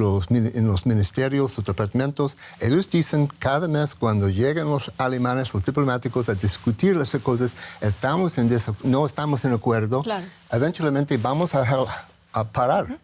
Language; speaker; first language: Spanish; non-native, learner; English